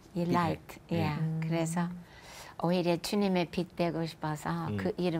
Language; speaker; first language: Korean; non-native, fluent; English